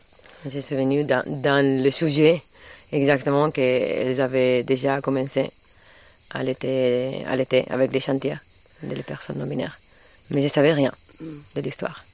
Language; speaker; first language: French; non-native, fluent; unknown